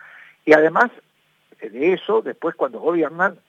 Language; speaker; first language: Spanish; native; Spanish